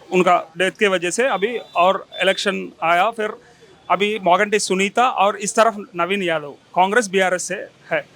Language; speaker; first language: Hindi; non-native, local second language; Telugu